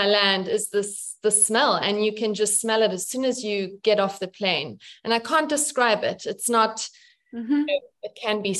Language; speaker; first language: English; native; English